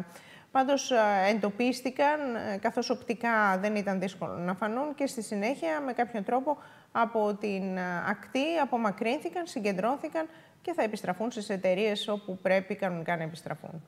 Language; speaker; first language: Greek; native; Greek